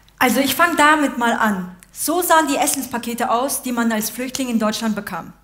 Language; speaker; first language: German; early bilingual, other home language; Uyghur